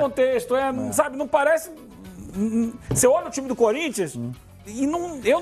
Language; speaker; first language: Portuguese; native; Portuguese